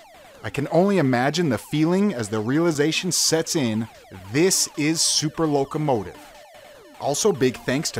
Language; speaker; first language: English; native; English